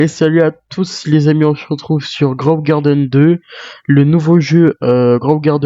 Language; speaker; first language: French; native; French